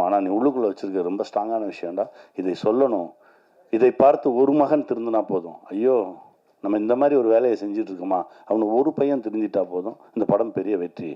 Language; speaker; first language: Tamil; native; Tamil